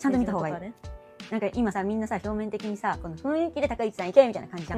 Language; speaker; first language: Japanese; native; Japanese